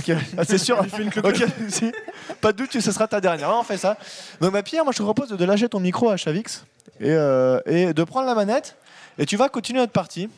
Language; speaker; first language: French; native; French